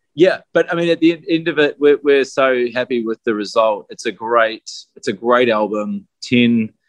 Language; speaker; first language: English; native; English